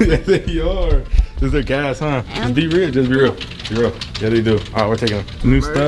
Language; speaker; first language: English; early bilingual, other home language; Spanish